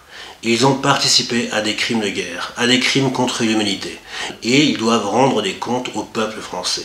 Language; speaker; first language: French; native; French